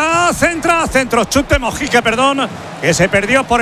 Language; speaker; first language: Spanish; native; Spanish